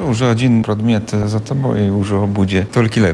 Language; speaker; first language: Polish; non-native, local second language; Belarusian